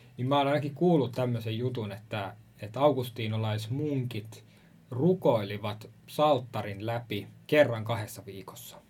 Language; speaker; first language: Finnish; native; Finnish